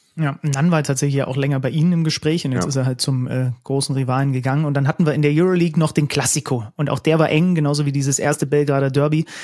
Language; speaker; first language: German; native; German